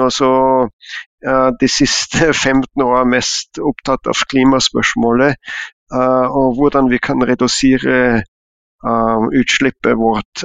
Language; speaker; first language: Norwegian; non-native, fluent; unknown